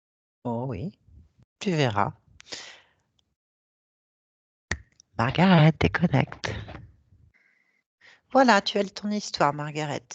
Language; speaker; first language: French; native; French